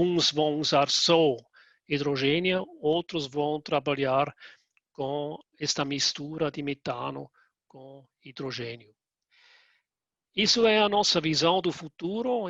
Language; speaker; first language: Portuguese; non-native, fluent; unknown